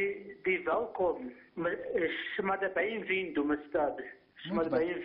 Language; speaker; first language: Portuguese; early bilingual, heritage; Portuguese